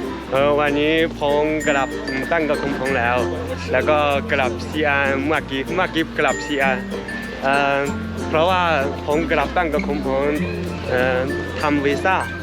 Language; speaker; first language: Thai; non-native, learner; Chinese